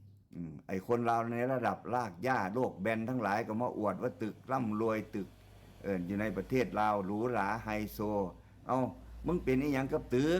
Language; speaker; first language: Thai; non-native, local second language; Lao